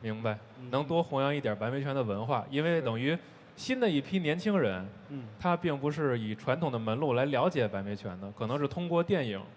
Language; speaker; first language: Chinese; native; Chinese